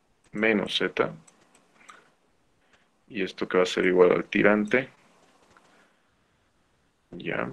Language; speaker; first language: Spanish; native; Spanish